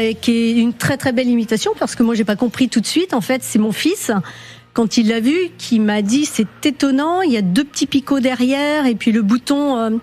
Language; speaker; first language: French; native; French